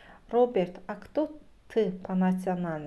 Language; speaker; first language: Russian; non-native, fluent; Azerbaijani